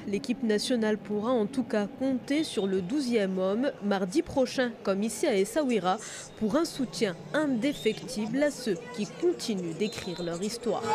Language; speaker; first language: French; non-native, local second language; Arabic